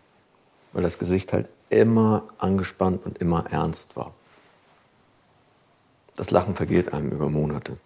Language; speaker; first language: German; native; German